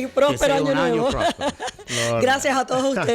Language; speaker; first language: Spanish; native; Spanish